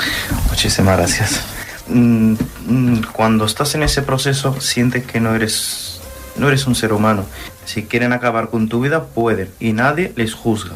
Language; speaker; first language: Spanish; non-native, fluent; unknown